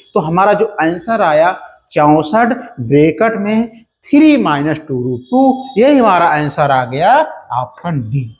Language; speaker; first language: Hindi; native; Hindi